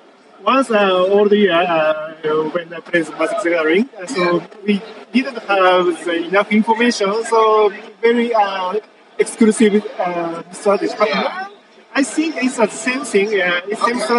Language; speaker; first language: English; non-native, learner; Japanese